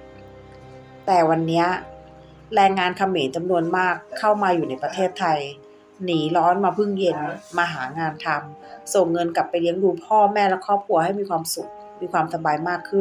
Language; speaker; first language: Thai; native; Thai